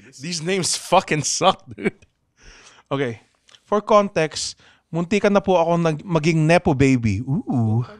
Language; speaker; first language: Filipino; non-native, local second language; Pangasinan